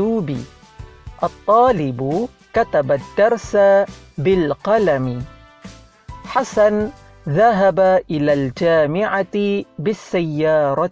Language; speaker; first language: Arabic; non-native, fluent; Malay